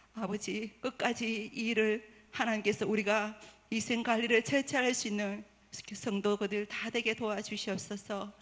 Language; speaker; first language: Korean; native; Korean